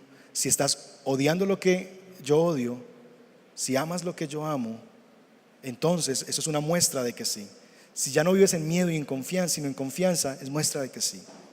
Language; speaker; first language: Spanish; native; Spanish